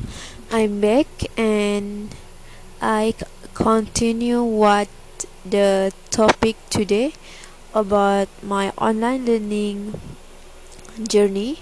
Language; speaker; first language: English; non-native, learner; Malay